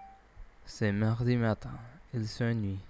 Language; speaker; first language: French; non-native, learner; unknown